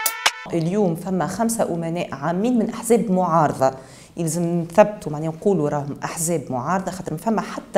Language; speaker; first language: Arabic; native; Arabic